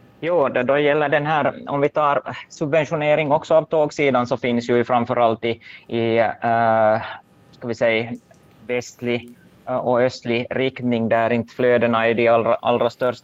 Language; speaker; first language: Swedish; native; Swedish